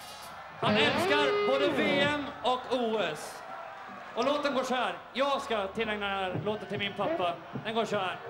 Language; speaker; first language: Swedish; native; Swedish